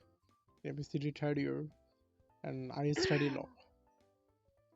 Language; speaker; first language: English; non-native, learner; Bangla